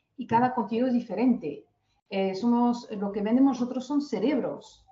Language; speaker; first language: Spanish; non-native, fluent; French